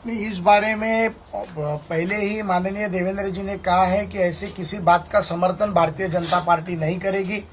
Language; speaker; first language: Hindi; non-native, local second language; Marathi